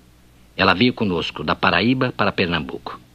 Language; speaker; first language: Portuguese; native; Portuguese